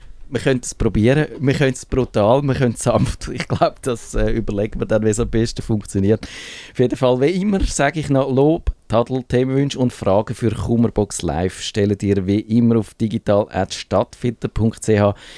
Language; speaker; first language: German; native; German